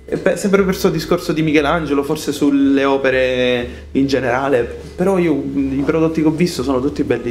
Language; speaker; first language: Italian; native; Italian